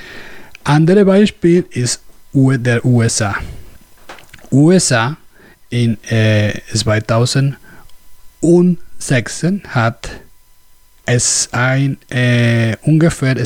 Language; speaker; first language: German; non-native, learner; Spanish